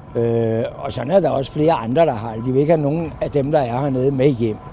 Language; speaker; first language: Danish; native; Danish